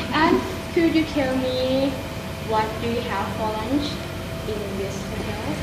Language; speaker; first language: English; non-native, learner; Thai